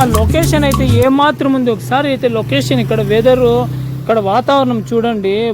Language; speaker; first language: Telugu; non-native, local second language; Urdu